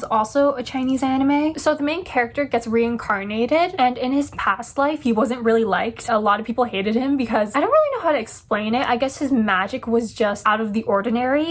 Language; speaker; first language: English; native; English